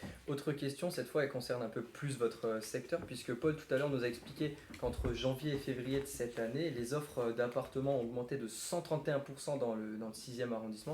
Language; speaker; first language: French; native; French